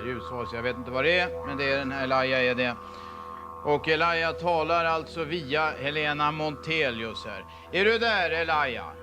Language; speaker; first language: Swedish; native; Swedish